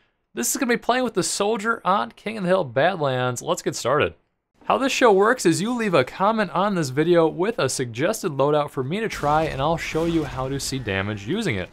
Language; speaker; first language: English; native; English